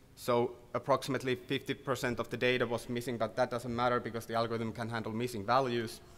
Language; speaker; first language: English; non-native, fluent; Finnish